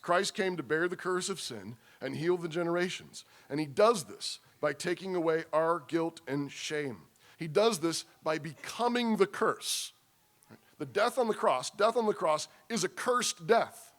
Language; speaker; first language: English; native; English